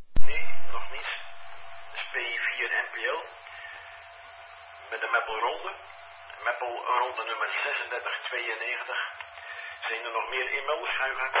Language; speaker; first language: Dutch; native; Dutch